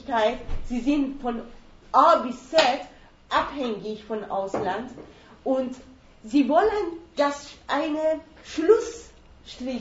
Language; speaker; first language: German; non-native, fluent; Persian